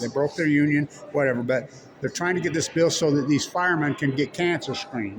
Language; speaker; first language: English; native; English